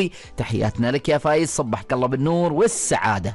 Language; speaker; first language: Arabic; native; Arabic